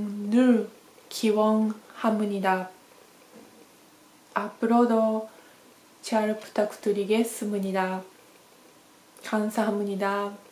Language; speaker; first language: Korean; non-native, learner; Japanese